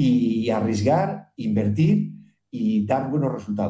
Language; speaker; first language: Spanish; native; Spanish